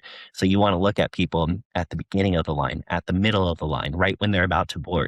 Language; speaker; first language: English; native; English